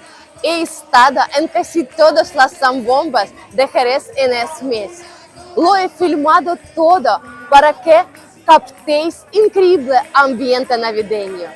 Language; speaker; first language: Spanish; non-native, learner; Ukrainian